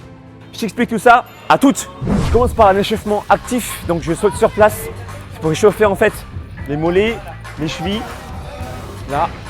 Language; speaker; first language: French; native; French